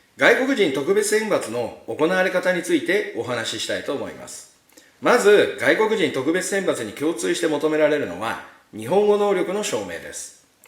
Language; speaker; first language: Japanese; native; Japanese